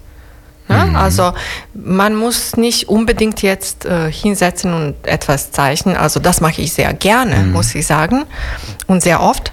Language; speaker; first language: German; non-native, fluent; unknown